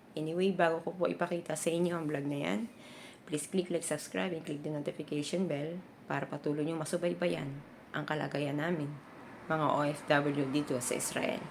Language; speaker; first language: Filipino; native; Filipino